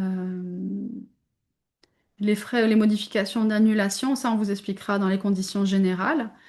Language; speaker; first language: French; native; French